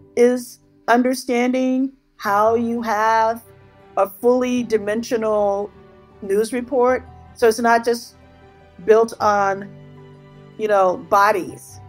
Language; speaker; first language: English; native; English